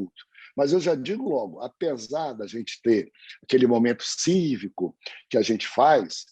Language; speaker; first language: Portuguese; native; Portuguese